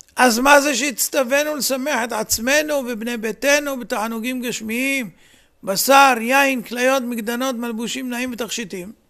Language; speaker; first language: Hebrew; native; Hebrew